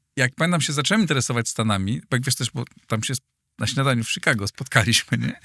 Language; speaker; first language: Polish; native; Polish